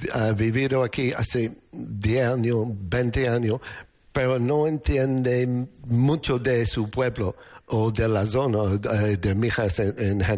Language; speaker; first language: Spanish; non-native, learner; English